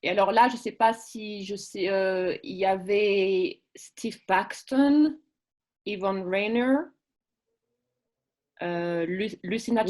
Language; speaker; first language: French; native; French